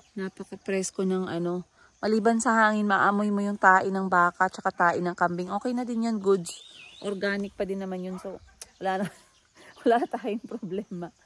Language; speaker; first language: Filipino; non-native, local second language; Cebuano